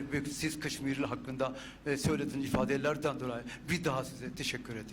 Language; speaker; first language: Turkish; non-native, fluent; Urdu